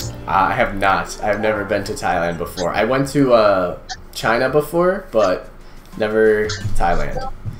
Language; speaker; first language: English; native; English